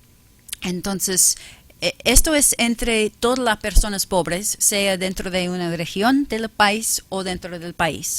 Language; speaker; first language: Spanish; non-native, fluent; English